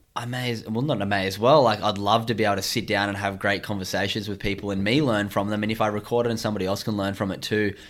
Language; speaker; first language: English; native; English